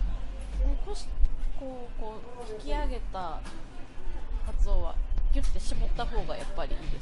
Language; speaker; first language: Japanese; native; Japanese